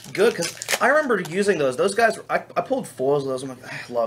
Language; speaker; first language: English; native; English